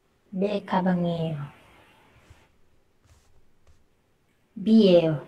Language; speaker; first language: Korean; non-native, learner; Indonesian